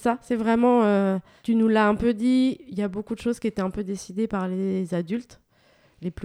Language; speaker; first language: French; native; French